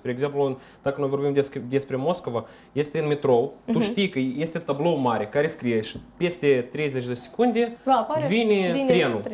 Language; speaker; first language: Romanian; non-native, local second language; Russian